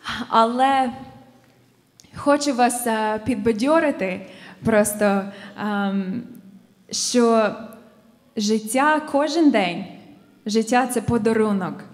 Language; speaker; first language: Ukrainian; non-native, fluent; English